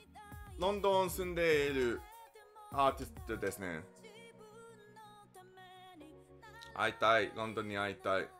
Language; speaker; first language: Japanese; non-native, learner; English